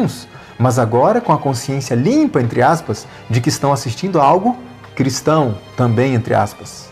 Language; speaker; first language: Portuguese; native; Portuguese